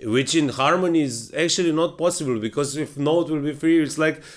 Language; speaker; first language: English; non-native, fluent; Slovenian